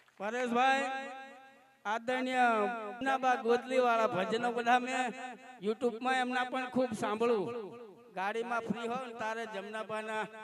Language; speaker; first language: Gujarati; native; Gujarati